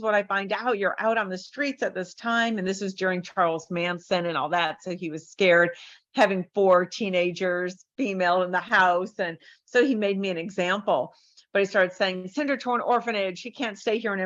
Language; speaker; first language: English; native; English